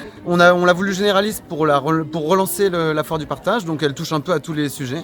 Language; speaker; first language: French; native; French